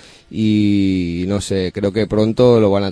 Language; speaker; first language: Spanish; native; Spanish